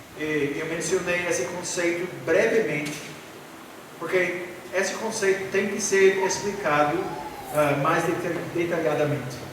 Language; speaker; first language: Portuguese; non-native, fluent; English